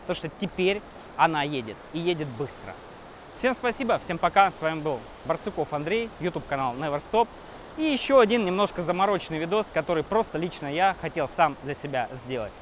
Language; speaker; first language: Russian; native; Russian